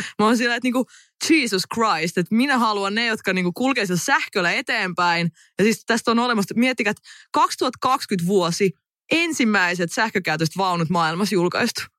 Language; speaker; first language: Finnish; early bilingual, other home language; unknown